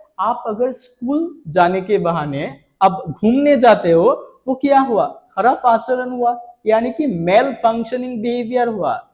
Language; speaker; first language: Hindi; non-native, local second language; Bangla